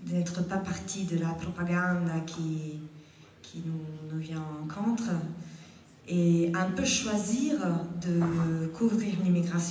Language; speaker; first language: French; non-native, fluent; Italian